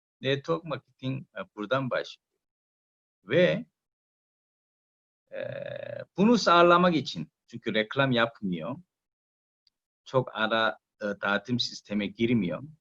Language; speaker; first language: Turkish; non-native, learner; Korean